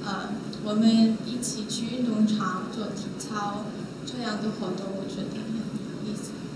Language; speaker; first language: Chinese; non-native, learner; Korean